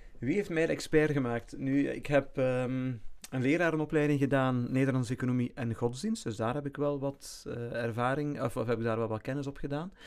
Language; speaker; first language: Dutch; native; Dutch